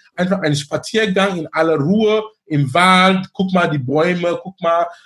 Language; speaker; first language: German; non-native, fluent; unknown